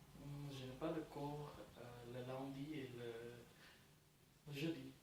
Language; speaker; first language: French; non-native, fluent; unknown